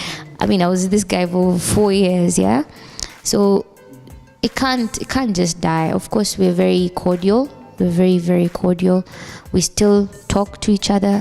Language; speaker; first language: English; non-native, local second language; Swahili